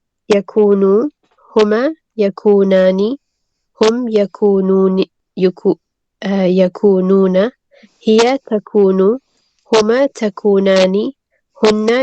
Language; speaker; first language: Arabic; non-native, learner; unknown